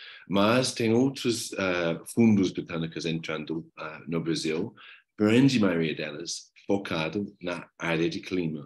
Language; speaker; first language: Portuguese; non-native, fluent; English